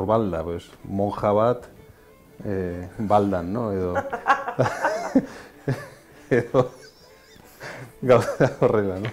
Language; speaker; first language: Basque; non-native, local second language; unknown